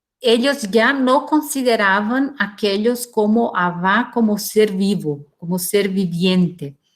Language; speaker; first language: Spanish; non-native, fluent; Portuguese